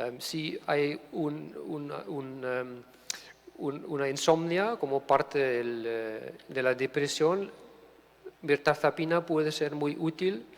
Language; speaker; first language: Spanish; non-native, fluent; German